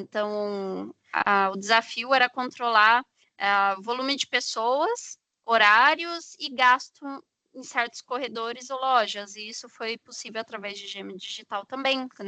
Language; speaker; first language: Portuguese; native; Portuguese